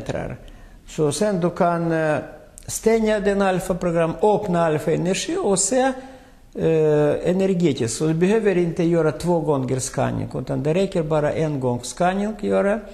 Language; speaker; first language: Swedish; non-native, fluent; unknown